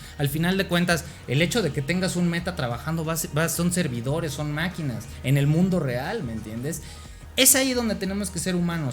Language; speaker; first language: Spanish; native; Spanish